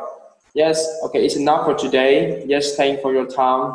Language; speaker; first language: English; non-native, learner; Vietnamese